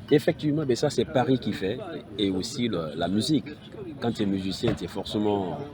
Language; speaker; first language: French; non-native, local second language; Mandingo